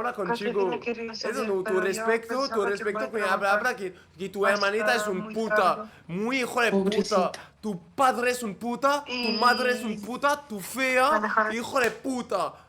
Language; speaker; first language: Spanish; non-native, learner; French